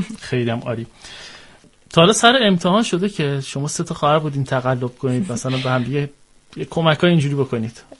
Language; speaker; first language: Persian; native; Persian